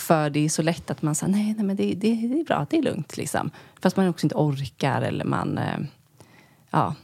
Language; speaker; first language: Swedish; native; Swedish